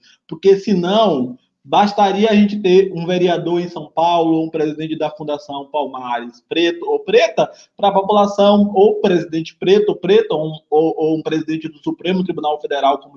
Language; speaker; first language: Portuguese; native; Portuguese